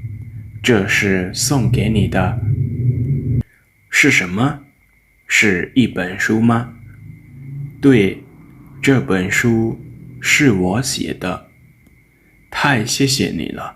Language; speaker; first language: Chinese; non-native, fluent; Lao